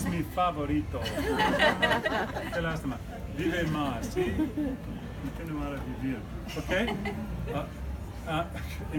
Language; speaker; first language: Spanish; non-native, learner; English